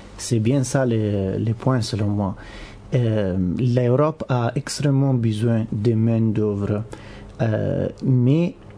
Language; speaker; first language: French; non-native, fluent; Italian